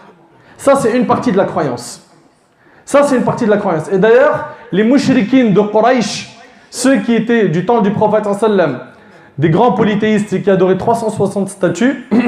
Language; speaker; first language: French; native; French